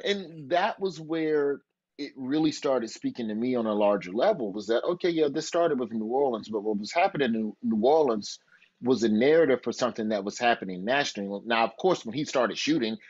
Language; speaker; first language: English; native; English